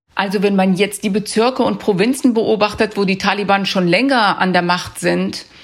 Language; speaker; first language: German; early bilingual, other home language; Persian